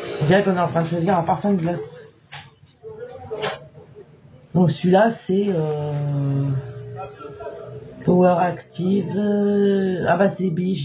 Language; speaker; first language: French; native; French